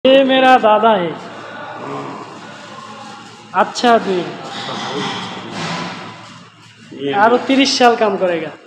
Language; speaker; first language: Hindi; non-native, learner; Bangla